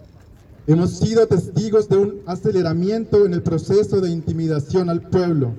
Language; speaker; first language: Spanish; native; Spanish